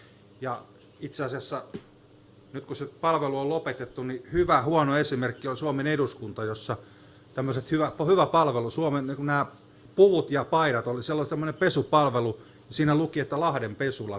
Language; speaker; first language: Finnish; native; Finnish